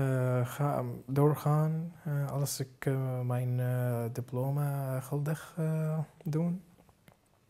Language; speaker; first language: Dutch; non-native, learner; Arabic